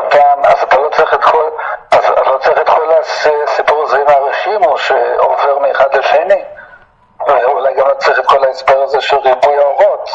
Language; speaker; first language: Hebrew; native; Hebrew